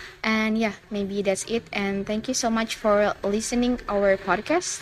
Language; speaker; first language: English; non-native, fluent; Indonesian